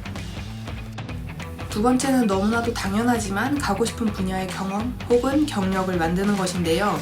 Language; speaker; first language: Korean; native; Korean